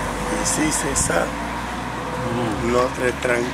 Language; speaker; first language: French; non-native, learner; Spanish